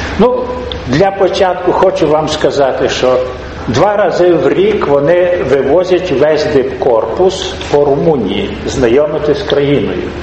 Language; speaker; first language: Ukrainian; native; Ukrainian